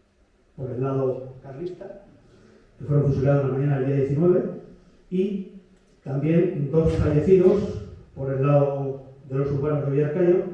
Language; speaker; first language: Spanish; native; Spanish